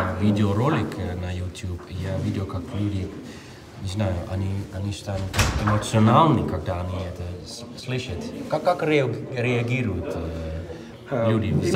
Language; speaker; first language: Russian; non-native, fluent; Dutch